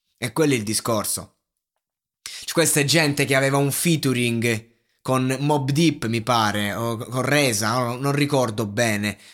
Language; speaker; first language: Italian; native; Italian